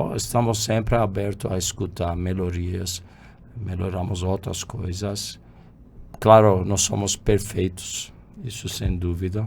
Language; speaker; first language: Portuguese; non-native, fluent; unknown